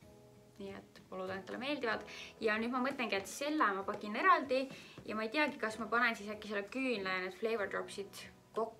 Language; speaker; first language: Estonian; native; Estonian